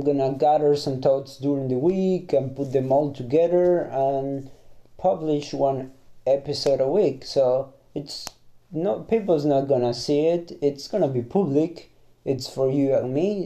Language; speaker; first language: English; non-native, fluent; Spanish